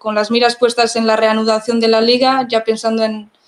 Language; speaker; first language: Spanish; non-native, local second language; Basque